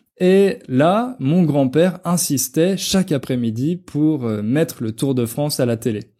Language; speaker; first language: French; native; French